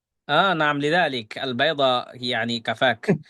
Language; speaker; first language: Arabic; non-native, fluent; Bangla